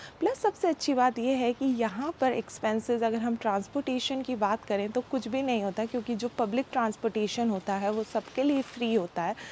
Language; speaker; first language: Hindi; native; Hindi